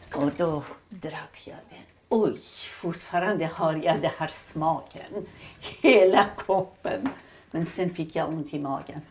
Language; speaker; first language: Swedish; non-native, fluent; Persian